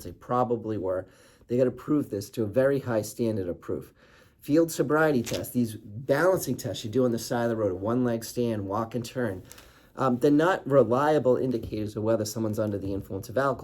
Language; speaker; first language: English; native; English